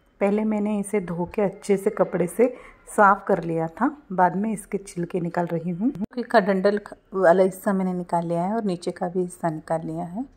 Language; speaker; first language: Hindi; non-native, local second language; Marathi